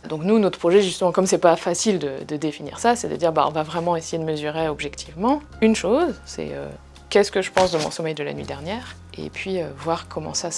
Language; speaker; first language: French; native; French